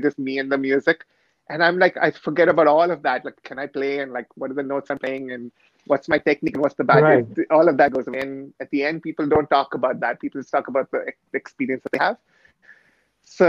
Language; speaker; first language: English; native; English